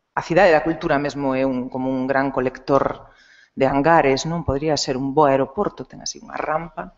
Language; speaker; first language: Galician; non-native, local second language; Spanish